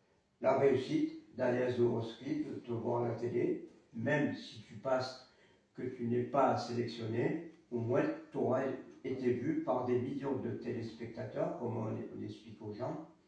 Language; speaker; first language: French; native; French